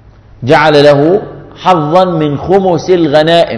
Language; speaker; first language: Arabic; native; Arabic